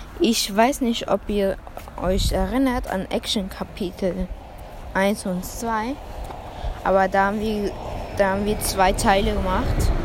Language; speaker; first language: German; early bilingual, other home language; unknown